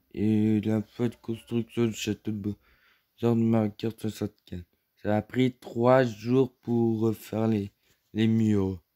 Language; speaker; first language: French; native; French